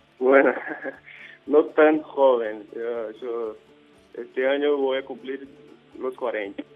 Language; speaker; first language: Spanish; non-native, fluent; Portuguese